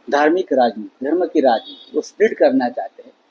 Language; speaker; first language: Hindi; non-native, local second language; Marathi